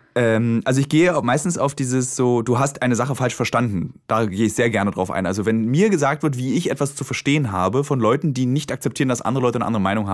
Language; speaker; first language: German; native; German